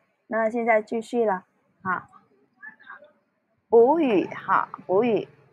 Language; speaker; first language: Chinese; early bilingual, heritage; Cantonese